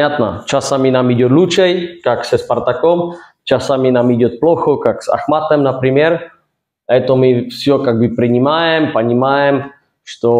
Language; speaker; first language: Russian; non-native, fluent; Czech